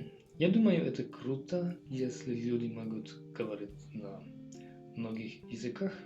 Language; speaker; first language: Russian; non-native, learner; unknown